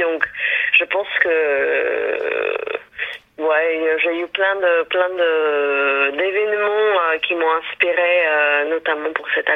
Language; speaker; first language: French; non-native, fluent; Armenian